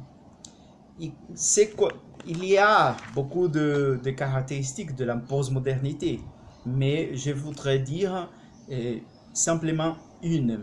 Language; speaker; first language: French; non-native, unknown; Spanish